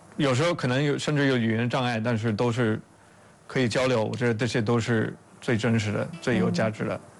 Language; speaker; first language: Chinese; non-native, fluent; English